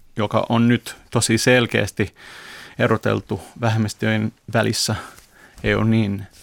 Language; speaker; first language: Finnish; non-native, fluent; English